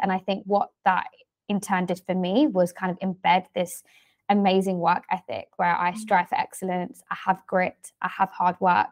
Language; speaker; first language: English; native; English